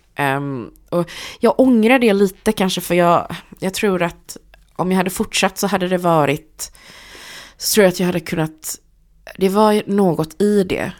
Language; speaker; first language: Swedish; early bilingual, other home language; Chinese